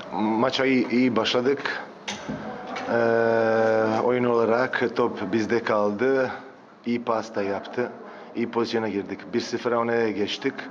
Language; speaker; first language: Turkish; non-native, fluent; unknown